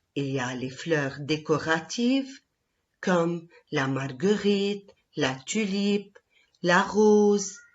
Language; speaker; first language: French; non-native, local second language; Arabic